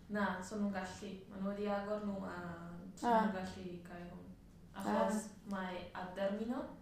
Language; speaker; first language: Welsh; non-native, learner; Spanish